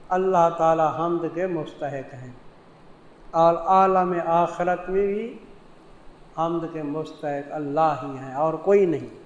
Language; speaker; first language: Urdu; non-native, local second language; Saraiki